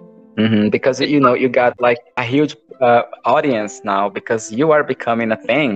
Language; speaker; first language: English; non-native, fluent; Portuguese